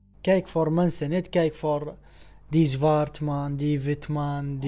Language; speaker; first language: Dutch; non-native, learner; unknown